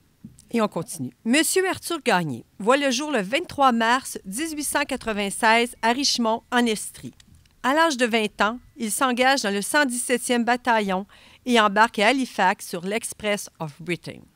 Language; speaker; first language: French; native; French